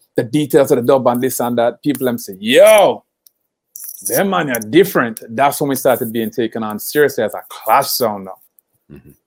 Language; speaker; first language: English; native; English